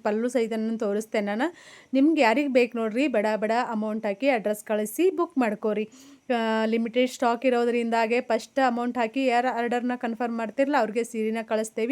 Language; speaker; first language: Kannada; native; Kannada